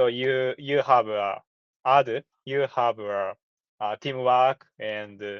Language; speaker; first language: English; non-native, learner; Japanese